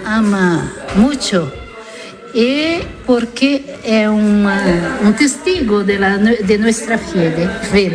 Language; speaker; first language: Spanish; non-native, learner; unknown